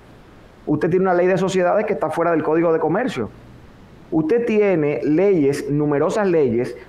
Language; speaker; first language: Spanish; native; Spanish